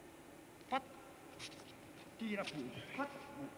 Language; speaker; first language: Italian; non-native, learner; Japanese